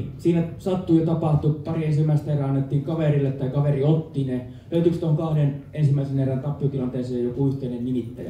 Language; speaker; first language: Finnish; native; Finnish